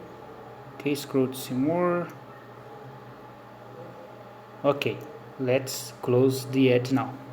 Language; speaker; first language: English; non-native, learner; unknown